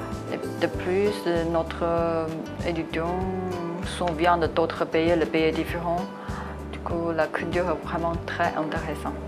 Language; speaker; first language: French; non-native, learner; Chinese